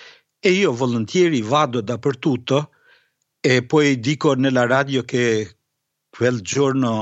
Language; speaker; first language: Italian; non-native, fluent; Albanian